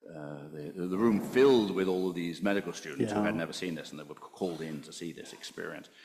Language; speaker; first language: English; native; English